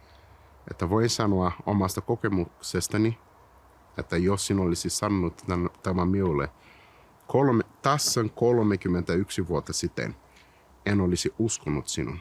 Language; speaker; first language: Finnish; early bilingual, heritage; Finnish